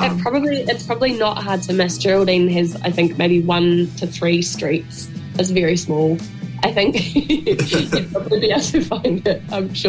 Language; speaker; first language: English; native; English